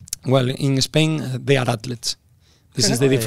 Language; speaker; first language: English; non-native, fluent; Spanish